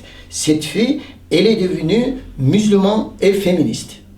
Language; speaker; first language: French; non-native, learner; Turkish